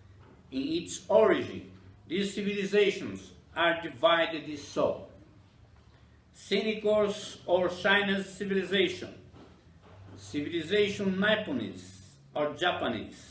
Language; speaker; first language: English; non-native, fluent; Portuguese